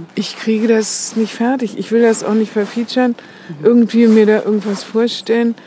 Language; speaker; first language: German; native; German